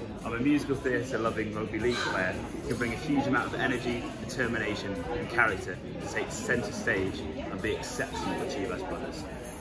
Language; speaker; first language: English; native; English